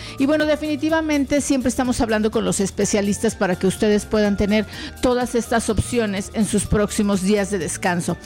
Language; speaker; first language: Spanish; native; Spanish